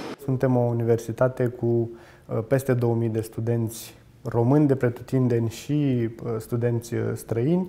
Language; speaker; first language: Romanian; native; Romanian